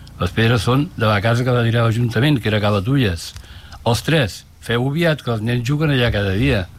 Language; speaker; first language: Catalan; native; Catalan